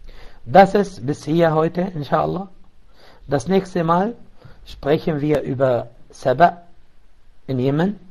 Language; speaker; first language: German; non-native, local second language; Arabic